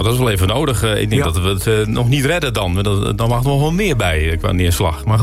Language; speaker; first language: Dutch; native; Dutch